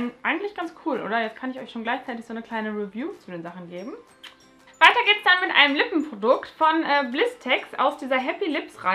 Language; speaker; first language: German; native; German